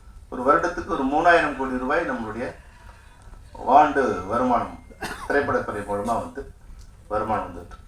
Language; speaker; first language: Tamil; native; Tamil